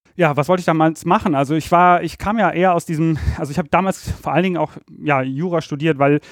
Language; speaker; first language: German; native; German